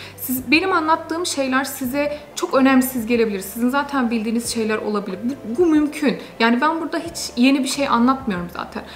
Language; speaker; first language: Turkish; early bilingual, heritage; Turkish